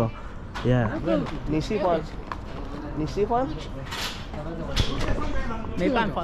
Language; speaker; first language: Chinese; non-native, learner; English